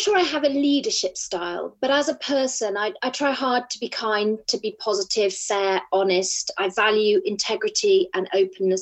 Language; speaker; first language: English; native; English